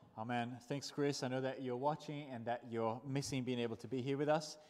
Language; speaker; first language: English; non-native, fluent; Portuguese